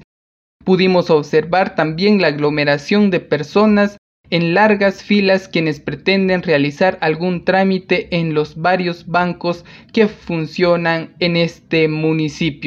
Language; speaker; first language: Spanish; non-native, local second language; Kaqchikel